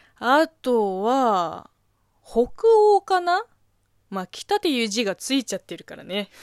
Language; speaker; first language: Japanese; non-native, fluent; Chinese